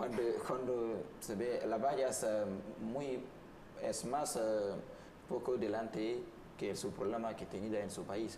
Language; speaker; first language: Spanish; non-native, learner; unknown